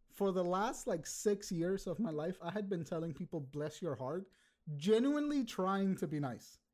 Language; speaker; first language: English; early bilingual, other home language; Spanish